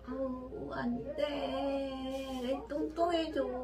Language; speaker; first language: Korean; non-native, learner; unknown